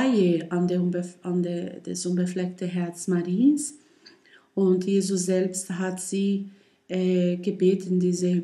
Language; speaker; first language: German; non-native, learner; Portuguese